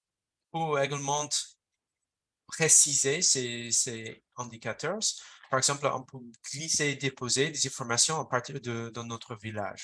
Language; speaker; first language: French; non-native, fluent; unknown